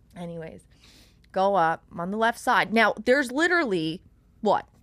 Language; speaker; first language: English; native; English